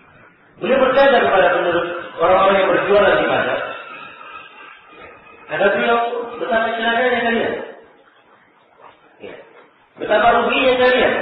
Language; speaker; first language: Indonesian; native; Indonesian